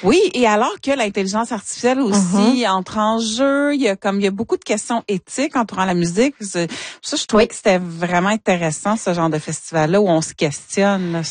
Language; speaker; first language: French; native; French